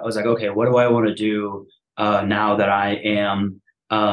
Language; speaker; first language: English; early bilingual, other home language; Persian